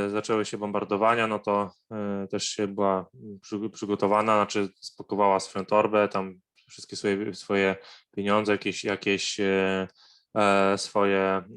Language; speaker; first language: Polish; non-native, fluent; Arabic